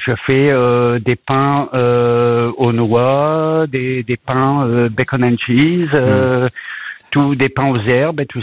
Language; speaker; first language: French; native; French